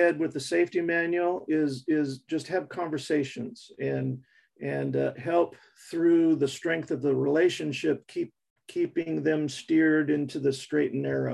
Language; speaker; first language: English; native; English